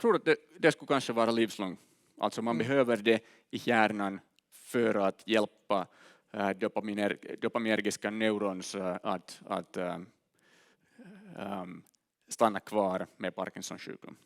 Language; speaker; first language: Swedish; non-native, learner; Finnish